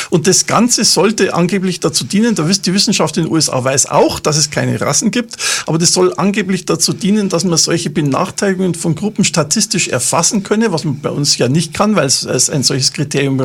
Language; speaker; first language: German; native; German